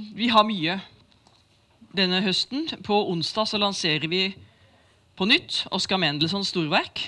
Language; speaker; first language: Norwegian; native; Norwegian